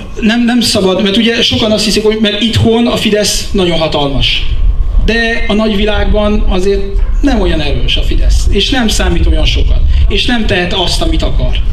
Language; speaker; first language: Hungarian; early bilingual, heritage; French